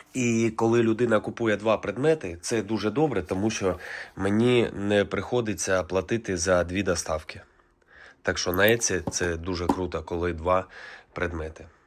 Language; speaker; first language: Ukrainian; native; Ukrainian